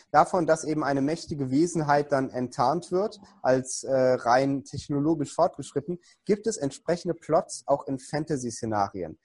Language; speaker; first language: German; native; German